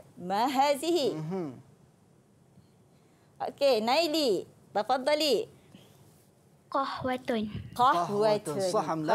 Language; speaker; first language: Arabic; non-native, fluent; Malay